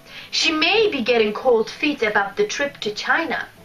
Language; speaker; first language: English; non-native, fluent; Polish